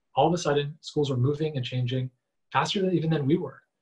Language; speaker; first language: English; native; English